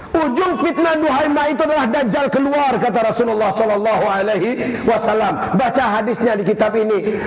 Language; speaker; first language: Indonesian; non-native, local second language; Minangkabau